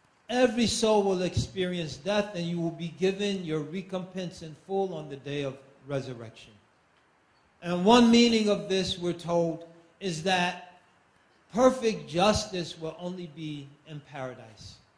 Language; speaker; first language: English; native; English